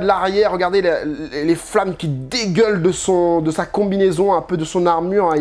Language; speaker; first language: French; native; French